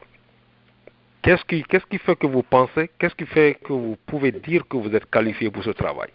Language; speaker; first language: French; non-native, local second language; Susu